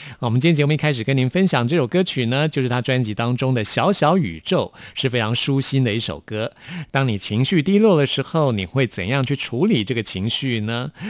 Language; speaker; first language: Chinese; native; Chinese